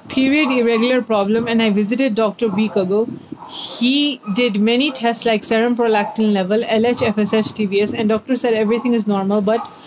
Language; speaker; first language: English; non-native, local second language; Nepali